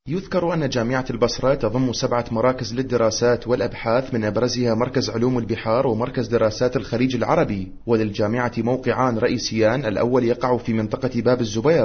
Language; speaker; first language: Arabic; native; Arabic